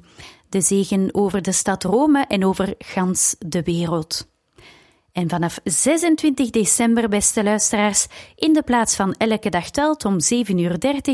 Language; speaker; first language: Dutch; native; Dutch